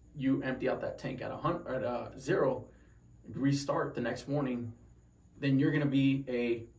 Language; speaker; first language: English; native; English